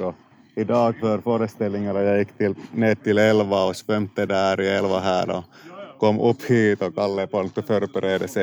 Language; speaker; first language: Swedish; non-native, local second language; Finnish